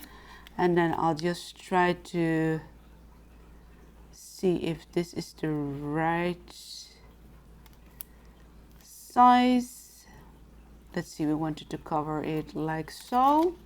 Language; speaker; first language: English; non-native, fluent; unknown